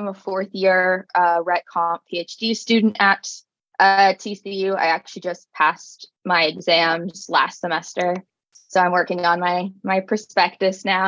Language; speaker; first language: English; native; English